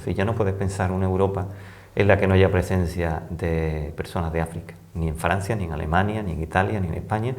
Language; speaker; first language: Spanish; native; Spanish